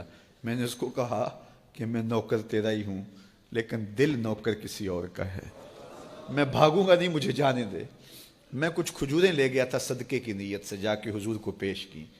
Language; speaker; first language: Urdu; native; Urdu